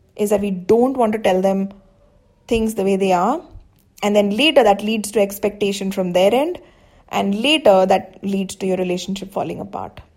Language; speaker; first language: English; non-native, local second language; Hindi